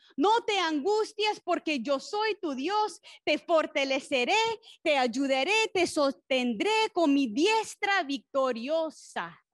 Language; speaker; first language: Spanish; non-native, fluent; English